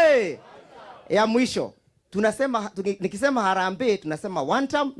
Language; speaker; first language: Swahili; non-native, local second language; Kamba